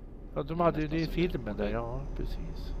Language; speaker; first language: Swedish; native; Swedish